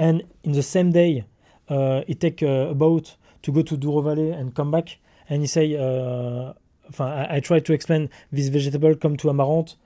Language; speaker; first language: English; non-native, learner; French